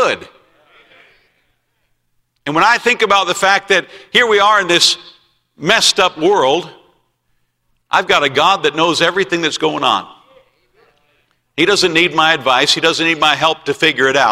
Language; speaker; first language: English; native; English